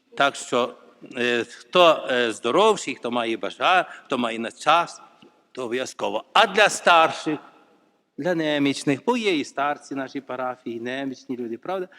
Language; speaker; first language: Ukrainian; native; Ukrainian